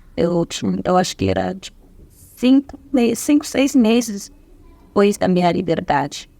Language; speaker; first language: Portuguese; non-native, fluent; Zulu